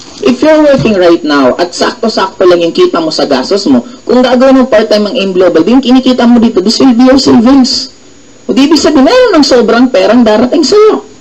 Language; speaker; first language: Filipino; native; Filipino